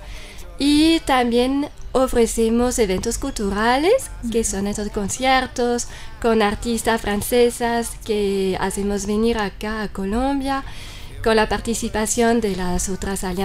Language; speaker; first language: Spanish; non-native, fluent; French